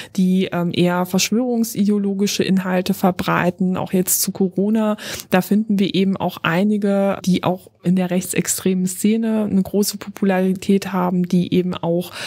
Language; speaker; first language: German; non-native, fluent; Polish